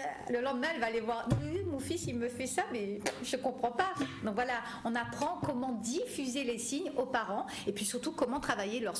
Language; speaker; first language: French; native; French